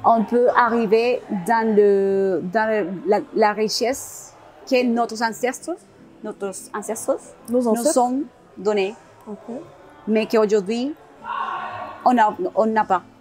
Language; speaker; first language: French; non-native, learner; Spanish